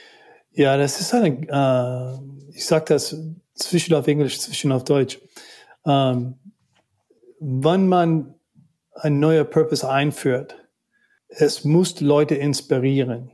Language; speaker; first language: German; non-native, learner; English